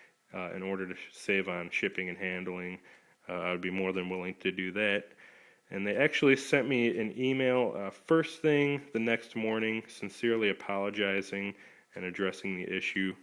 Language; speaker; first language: English; native; English